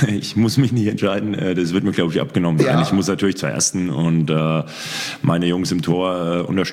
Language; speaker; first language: German; native; German